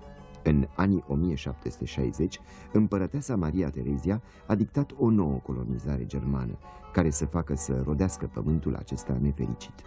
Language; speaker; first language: Romanian; native; Romanian